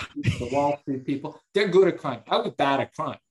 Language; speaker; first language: English; early bilingual, other home language; Persian